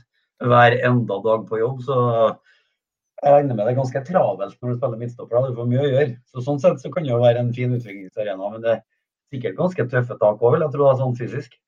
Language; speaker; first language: Norwegian; native; Norwegian